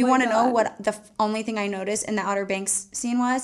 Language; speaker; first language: English; native; English